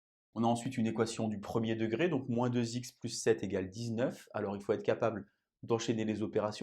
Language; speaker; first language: French; native; French